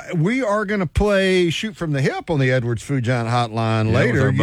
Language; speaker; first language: English; native; English